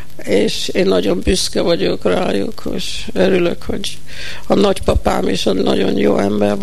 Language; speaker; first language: Hungarian; early bilingual, heritage; Hungarian